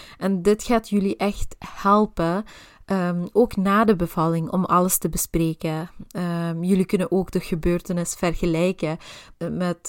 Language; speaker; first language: Dutch; non-native, local second language; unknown